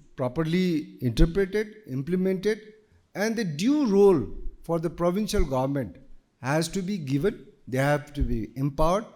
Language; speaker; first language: English; non-native, local second language; Nepali